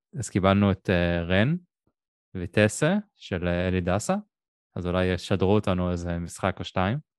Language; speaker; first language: Hebrew; native; Hebrew